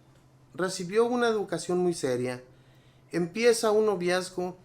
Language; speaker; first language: Spanish; native; Spanish